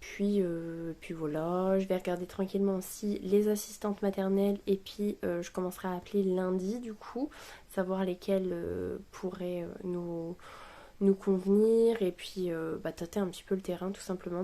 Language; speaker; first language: French; native; French